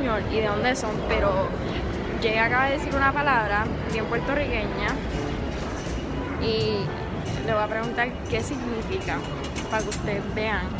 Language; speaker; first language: Spanish; early bilingual, heritage; Spanish